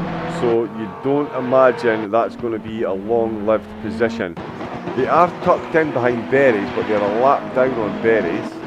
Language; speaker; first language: English; native; English